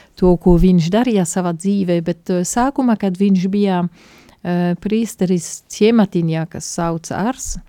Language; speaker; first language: Latvian; non-native, fluent; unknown